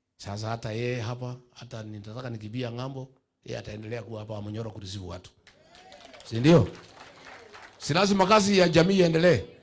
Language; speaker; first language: Swahili; non-native, local second language; Kikuyu